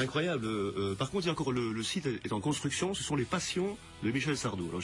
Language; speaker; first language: French; native; French